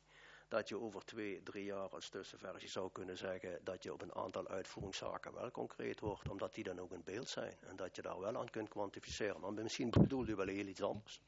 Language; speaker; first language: Dutch; native; Dutch